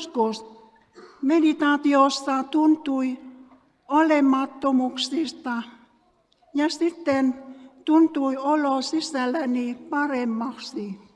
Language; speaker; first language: Finnish; non-native, learner; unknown